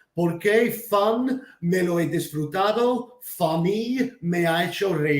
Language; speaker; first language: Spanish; non-native, fluent; English